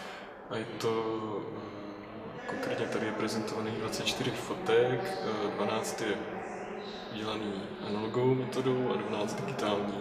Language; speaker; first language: Czech; native; Czech